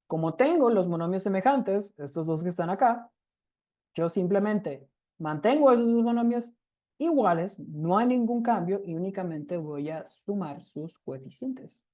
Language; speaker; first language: Spanish; native; Spanish